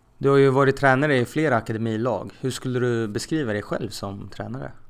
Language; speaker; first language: Swedish; native; Swedish